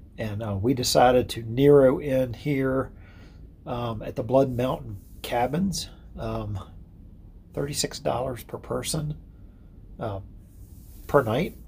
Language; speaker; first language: English; native; English